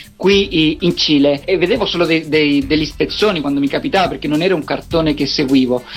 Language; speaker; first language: Italian; native; Italian